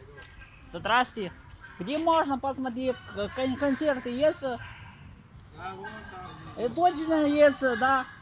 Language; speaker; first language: Russian; non-native, learner; Chinese